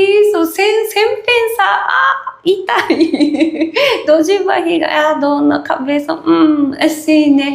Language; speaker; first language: Portuguese; non-native, learner; Japanese